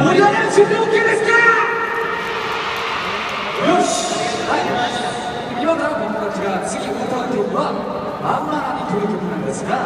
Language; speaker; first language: Japanese; non-native, fluent; Korean